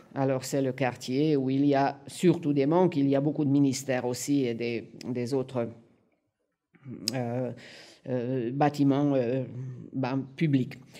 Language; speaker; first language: French; non-native, fluent; Hungarian